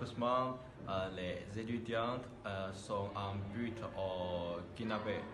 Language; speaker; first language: French; non-native, learner; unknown